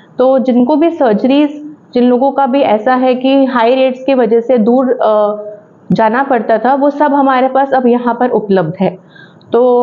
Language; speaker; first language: Hindi; native; Hindi